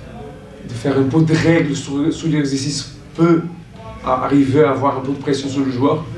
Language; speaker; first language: French; non-native, fluent; Portuguese